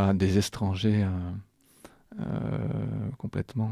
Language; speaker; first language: French; native; French